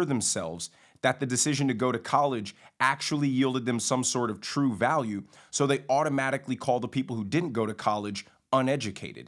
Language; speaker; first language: English; native; English